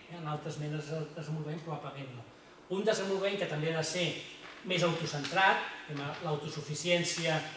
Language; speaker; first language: Catalan; native; Catalan